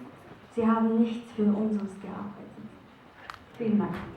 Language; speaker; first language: German; non-native, fluent; Mongolian